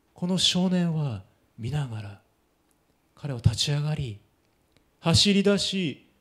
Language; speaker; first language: Japanese; native; Japanese